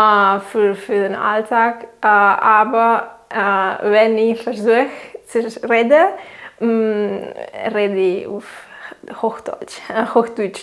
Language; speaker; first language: German; non-native, learner; Catalan